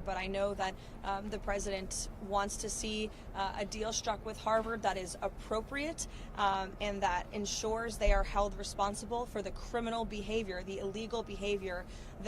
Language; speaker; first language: English; native; English